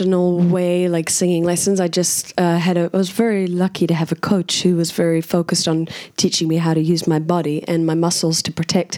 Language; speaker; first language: English; native; English